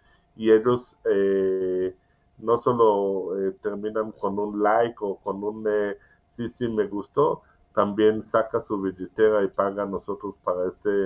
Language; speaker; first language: Spanish; non-native, learner; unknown